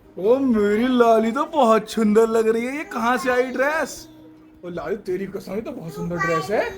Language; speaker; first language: Hindi; native; Hindi